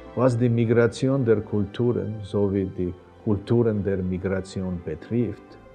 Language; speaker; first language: German; non-native, fluent; Georgian